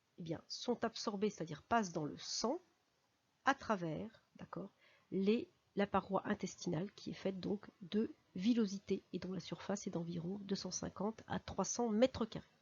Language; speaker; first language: French; native; French